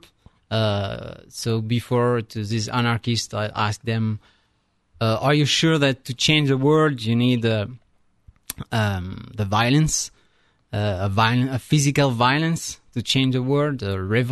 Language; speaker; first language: English; non-native, fluent; French